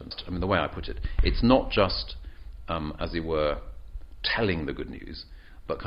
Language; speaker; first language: English; native; English